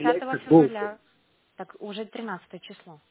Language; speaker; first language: Russian; native; Russian